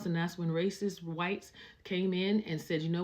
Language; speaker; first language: English; native; English